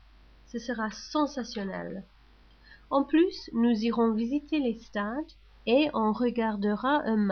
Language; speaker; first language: French; non-native, learner; English